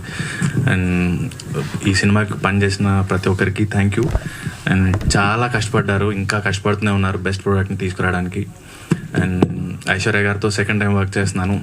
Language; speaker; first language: Telugu; native; Telugu